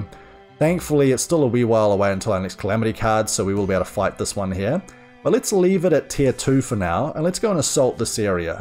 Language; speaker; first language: English; native; English